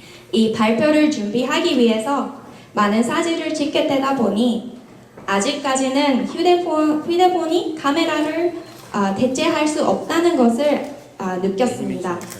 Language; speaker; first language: Korean; non-native, fluent; Japanese